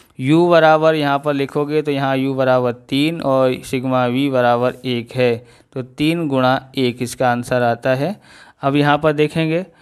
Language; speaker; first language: Hindi; non-native, local second language; Gujarati